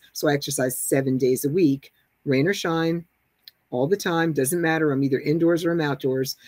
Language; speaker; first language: English; native; English